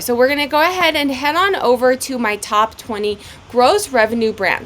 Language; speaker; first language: English; native; English